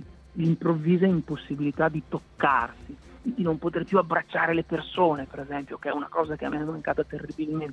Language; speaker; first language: Italian; native; Italian